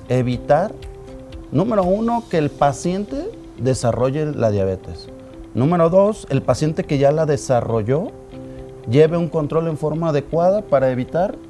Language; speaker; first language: Spanish; native; Spanish